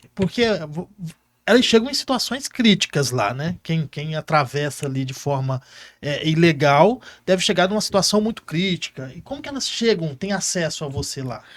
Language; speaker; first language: Portuguese; native; Portuguese